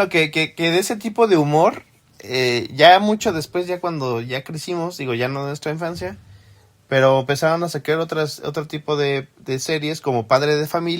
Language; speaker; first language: Spanish; native; Spanish